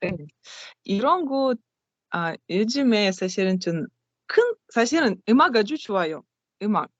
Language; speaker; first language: Korean; non-native, learner; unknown